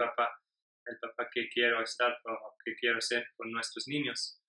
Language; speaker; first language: Spanish; non-native, learner; English